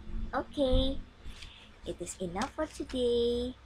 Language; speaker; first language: English; non-native, fluent; Indonesian